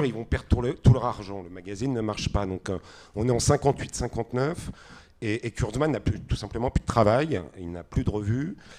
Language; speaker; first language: French; native; French